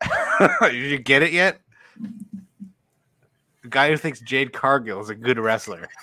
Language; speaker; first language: English; native; English